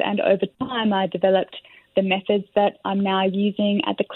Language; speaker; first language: English; native; English